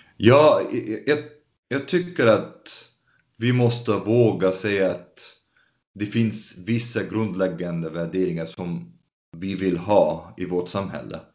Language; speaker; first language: Swedish; non-native, fluent; Arabic